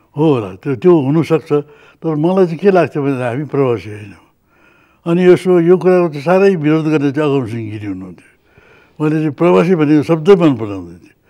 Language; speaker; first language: Nepali; native; Nepali